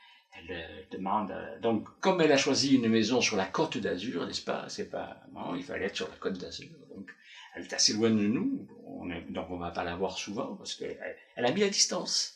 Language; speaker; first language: French; native; French